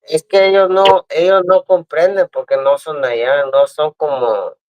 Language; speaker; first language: Spanish; early bilingual, other home language; English